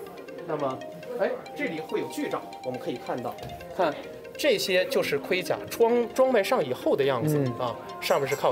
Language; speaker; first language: Chinese; native; Chinese